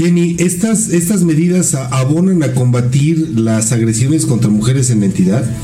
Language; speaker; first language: Spanish; native; Spanish